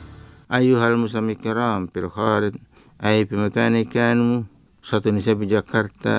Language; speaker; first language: Arabic; non-native, fluent; Indonesian